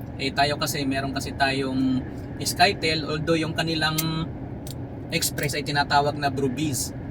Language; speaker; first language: Filipino; non-native, local second language; Cebuano